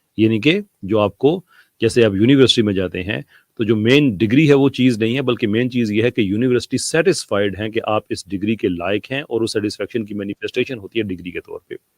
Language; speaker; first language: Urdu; non-native, local second language; Punjabi